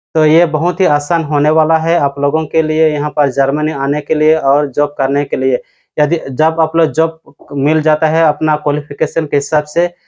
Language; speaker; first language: Hindi; non-native, local second language; Odia